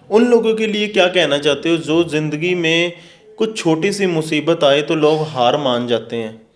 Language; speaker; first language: Hindi; non-native, local second language; Punjabi